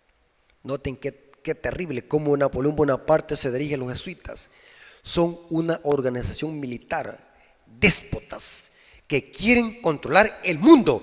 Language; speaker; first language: Spanish; native; Spanish